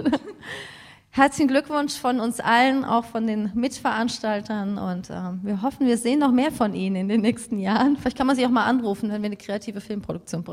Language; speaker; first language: German; native; German